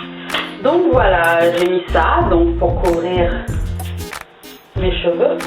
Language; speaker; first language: French; native; French